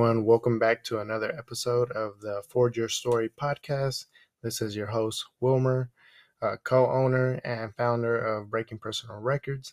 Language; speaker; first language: English; early bilingual, other home language; Spanish